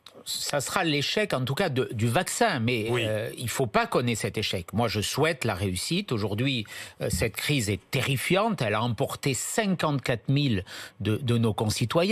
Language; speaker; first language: French; native; French